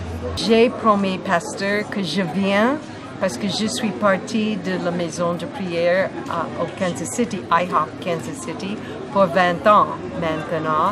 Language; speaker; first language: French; non-native, learner; English